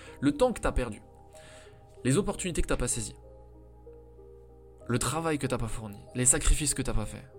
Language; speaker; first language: French; native; French